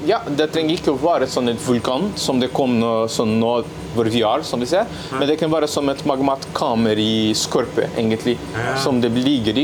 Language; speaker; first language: Norwegian; non-native, learner; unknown